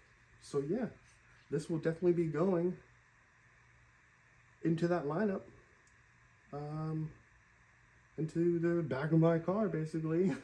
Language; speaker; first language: English; native; English